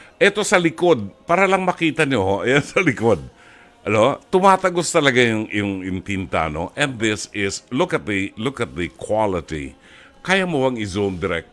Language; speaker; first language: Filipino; native; Filipino